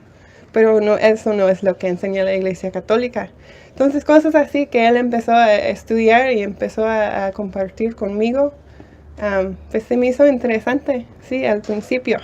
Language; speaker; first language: Spanish; non-native, fluent; English